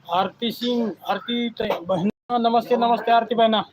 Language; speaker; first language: Hindi; non-native, local second language; Marathi